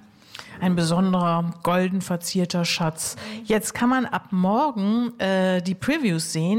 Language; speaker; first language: German; native; German